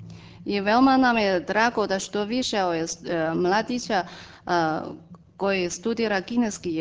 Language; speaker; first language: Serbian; non-native, fluent; Chinese